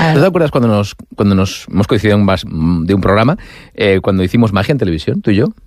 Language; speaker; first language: Spanish; native; Spanish